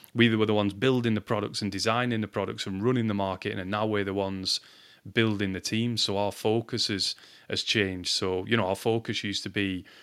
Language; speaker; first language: English; native; English